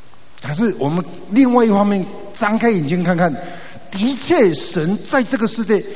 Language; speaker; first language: Chinese; native; Chinese